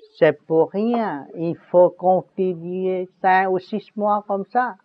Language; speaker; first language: French; non-native, learner; Vietnamese